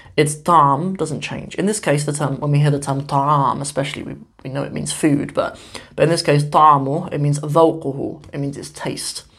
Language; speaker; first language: English; native; English